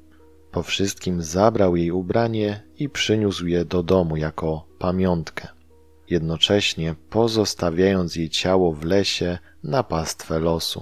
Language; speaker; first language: Polish; native; Polish